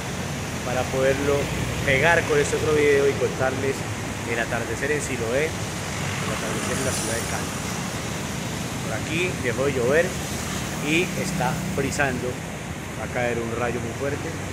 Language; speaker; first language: Spanish; native; Spanish